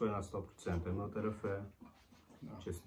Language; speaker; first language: Bulgarian; non-native, learner; Portuguese